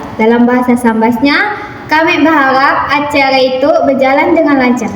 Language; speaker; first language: Indonesian; non-native, local second language; Malay